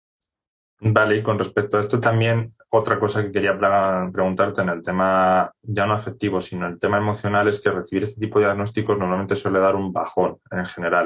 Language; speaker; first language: Spanish; native; Spanish